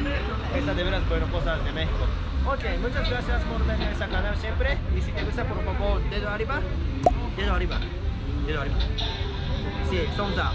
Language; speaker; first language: Spanish; non-native, learner; Japanese